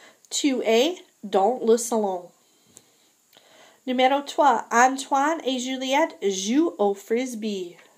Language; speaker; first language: French; non-native, fluent; English